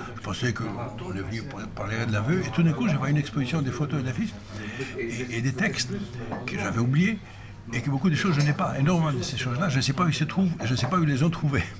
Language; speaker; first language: French; non-native, fluent; Greek